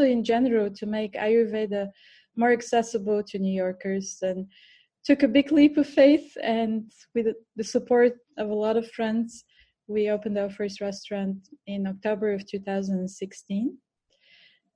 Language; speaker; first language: English; non-native, fluent; Bulgarian